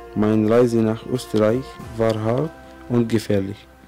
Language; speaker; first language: German; non-native, learner; Arabic